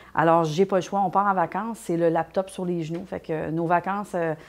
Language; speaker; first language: French; native; French